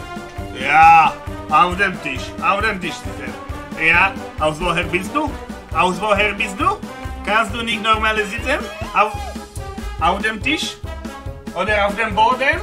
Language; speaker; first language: German; non-native, learner; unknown